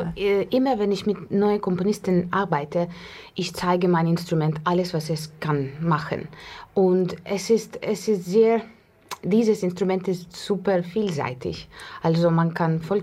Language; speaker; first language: German; non-native, learner; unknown